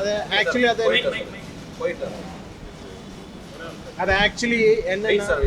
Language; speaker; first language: Tamil; non-native, learner; Malayalam